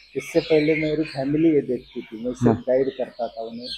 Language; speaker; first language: Hindi; non-native, local second language; Marathi